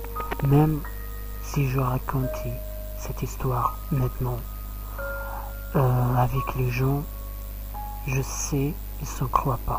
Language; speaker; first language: French; non-native, learner; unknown